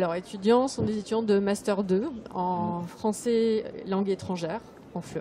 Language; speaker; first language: French; native; French